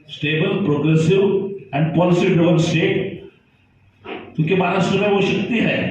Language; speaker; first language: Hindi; non-native, local second language; Kannada